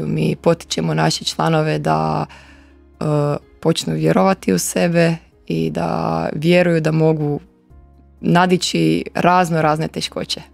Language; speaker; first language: Croatian; native; Croatian